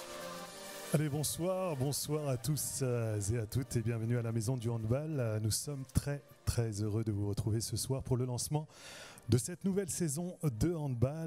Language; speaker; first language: French; native; French